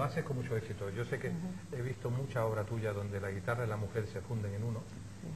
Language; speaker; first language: Spanish; native; Spanish